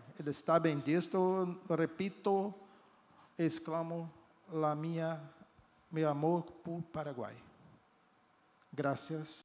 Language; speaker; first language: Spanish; non-native, learner; Portuguese